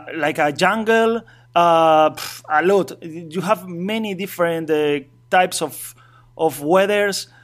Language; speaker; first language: English; non-native, learner; Spanish